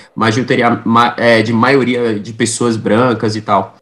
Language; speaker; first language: Portuguese; native; Portuguese